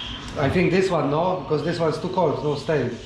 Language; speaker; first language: English; non-native, learner; Polish